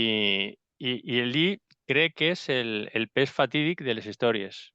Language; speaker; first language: Catalan; non-native, local second language; Spanish